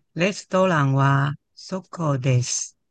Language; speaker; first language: Japanese; non-native, learner; Chinese